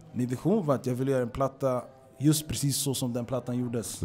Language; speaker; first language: Swedish; early bilingual, other home language; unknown